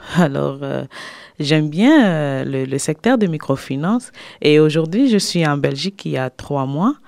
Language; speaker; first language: French; non-native, local second language; Lingala